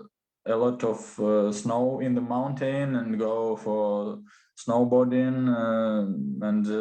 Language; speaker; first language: English; non-native, learner; Russian